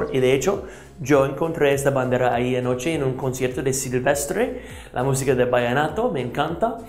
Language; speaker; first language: Spanish; non-native, fluent; English